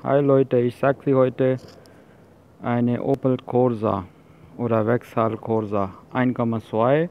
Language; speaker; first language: German; non-native, learner; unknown